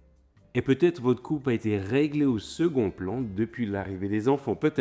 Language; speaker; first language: French; native; French